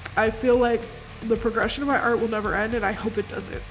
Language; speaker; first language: English; native; English